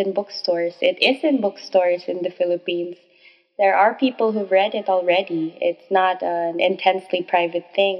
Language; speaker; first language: English; non-native, local second language; Filipino